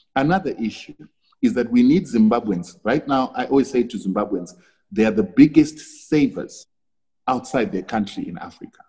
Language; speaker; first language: English; non-native, local second language; Shona